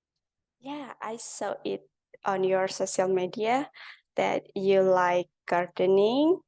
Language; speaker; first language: English; non-native, learner; Indonesian